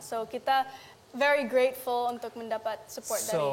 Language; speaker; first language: Indonesian; non-native, local second language; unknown